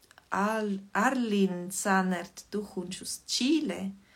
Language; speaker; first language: German; native; German